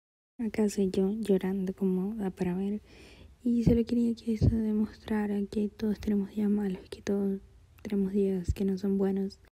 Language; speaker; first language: Spanish; early bilingual, heritage; Portuguese